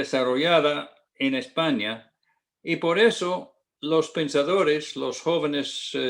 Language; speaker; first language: Spanish; non-native, fluent; English